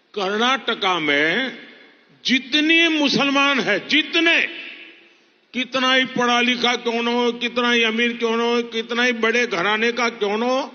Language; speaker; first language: Hindi; non-native, local second language; Gujarati